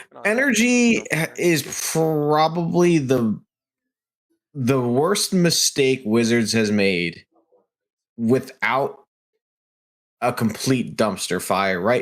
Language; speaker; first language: English; native; English